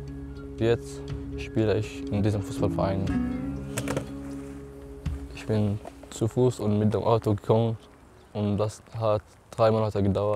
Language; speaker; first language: German; non-native, learner; Arabic